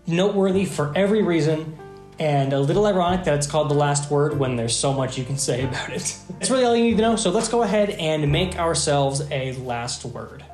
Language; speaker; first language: English; native; English